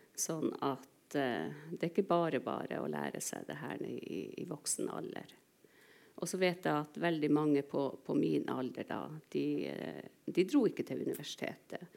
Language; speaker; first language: Norwegian; non-native, local second language; Northern Sami